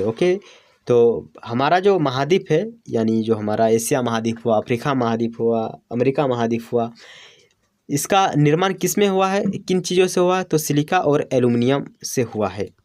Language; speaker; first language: Hindi; native; Hindi